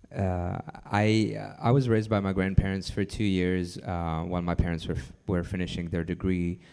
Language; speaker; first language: English; non-native, fluent; French